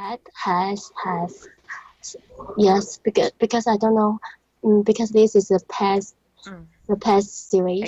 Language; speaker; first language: English; non-native, learner; Chinese